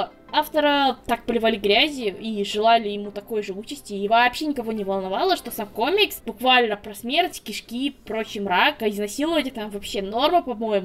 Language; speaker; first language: Russian; native; Russian